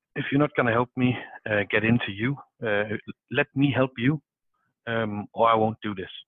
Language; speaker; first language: English; non-native, fluent; Danish